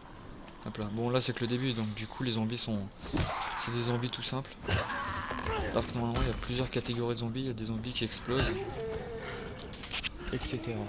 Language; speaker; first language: French; native; French